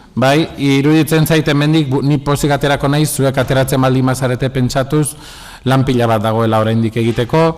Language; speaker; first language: Basque; non-native, local second language; Spanish